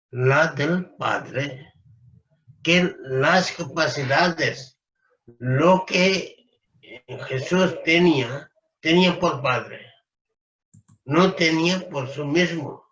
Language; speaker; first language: Spanish; non-native, fluent; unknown